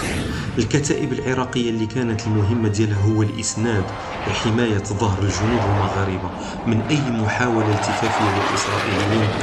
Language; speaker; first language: Arabic; native; Arabic